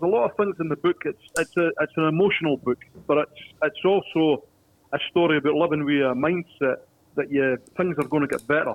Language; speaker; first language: English; native; English